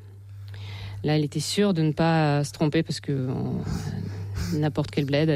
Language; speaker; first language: French; non-native, fluent; Russian